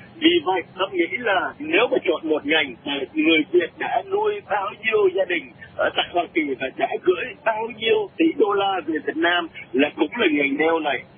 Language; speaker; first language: Vietnamese; early bilingual, other home language; English